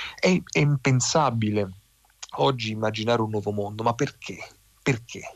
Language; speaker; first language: Italian; native; Italian